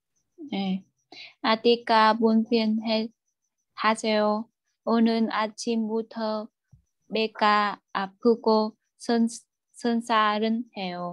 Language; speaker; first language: Korean; non-native, learner; Vietnamese